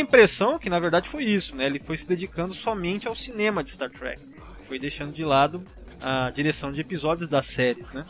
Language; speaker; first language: Portuguese; native; Portuguese